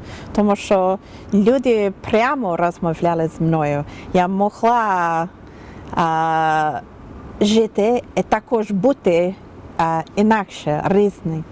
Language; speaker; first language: Ukrainian; non-native, learner; English